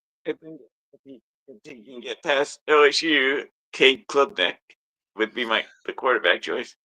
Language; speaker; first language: English; native; English